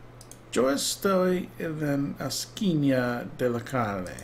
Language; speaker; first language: Spanish; non-native, learner; English